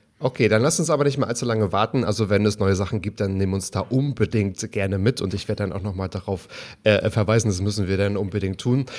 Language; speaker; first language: German; native; German